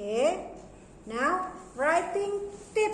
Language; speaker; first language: English; non-native, learner; Indonesian